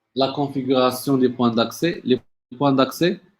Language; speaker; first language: French; non-native, local second language; Arabic